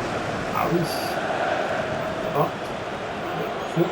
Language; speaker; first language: French; native; French